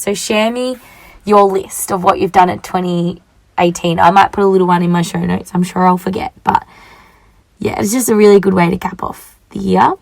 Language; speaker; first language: English; native; English